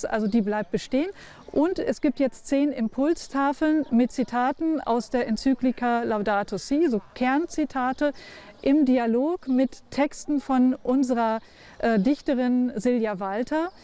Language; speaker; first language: German; native; German